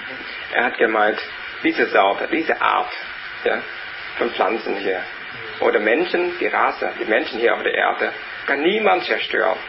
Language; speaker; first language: German; non-native, learner; Vietnamese